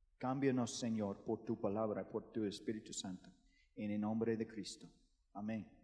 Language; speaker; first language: Spanish; non-native, fluent; English